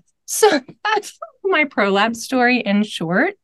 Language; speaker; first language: English; native; English